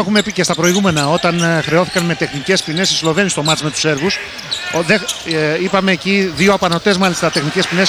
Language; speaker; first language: Greek; native; Greek